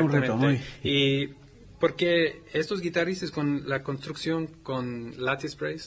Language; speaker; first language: Spanish; non-native, learner; English